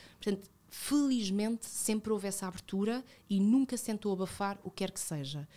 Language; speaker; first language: Portuguese; early bilingual, other home language; Spanish